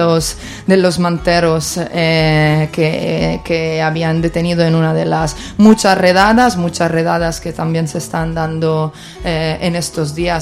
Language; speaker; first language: Spanish; native; Spanish